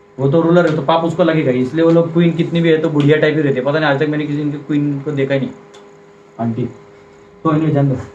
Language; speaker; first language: Hindi; non-native, local second language; Marathi